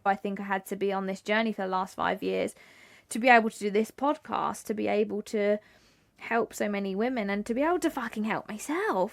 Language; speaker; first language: English; native; English